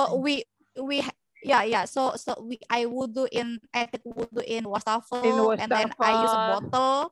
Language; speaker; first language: English; non-native, learner; Indonesian